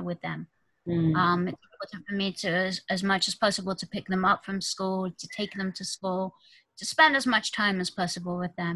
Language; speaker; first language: English; native; English